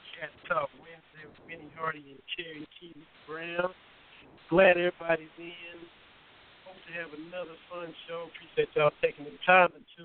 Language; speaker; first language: English; native; English